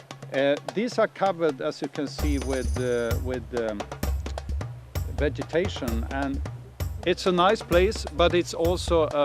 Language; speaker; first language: English; non-native, fluent; Swedish